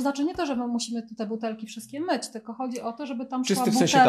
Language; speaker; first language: Polish; native; Polish